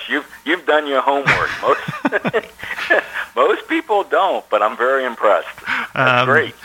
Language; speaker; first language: English; native; English